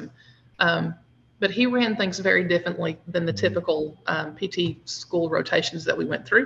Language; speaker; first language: English; native; English